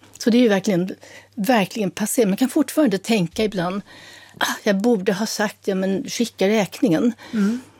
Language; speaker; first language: Swedish; native; Swedish